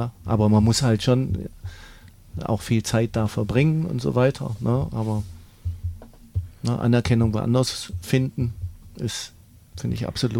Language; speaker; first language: German; native; German